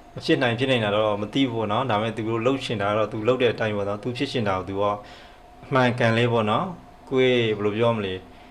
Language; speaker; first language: Burmese; native; Burmese